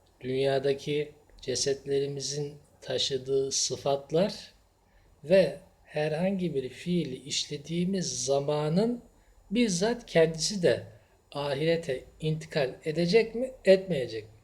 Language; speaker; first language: Turkish; native; Turkish